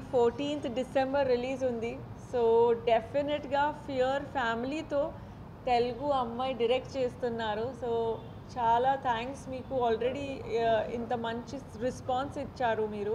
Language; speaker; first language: Telugu; non-native, fluent; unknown